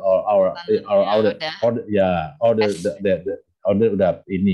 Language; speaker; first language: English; non-native, learner; Indonesian